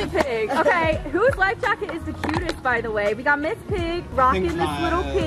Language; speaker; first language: English; native; English